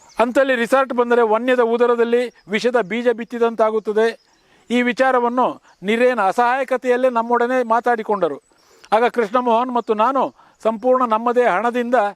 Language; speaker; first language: Kannada; native; Kannada